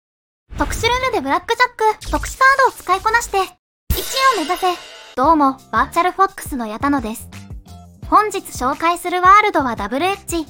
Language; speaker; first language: Japanese; native; Japanese